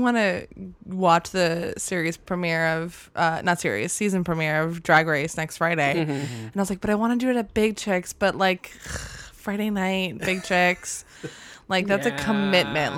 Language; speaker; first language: English; native; English